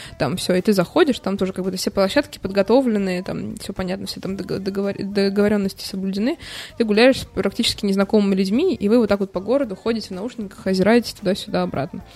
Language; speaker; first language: Russian; native; Russian